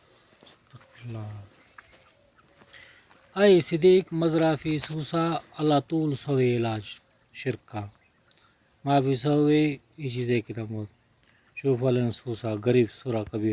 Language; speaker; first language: Arabic; non-native, learner; Urdu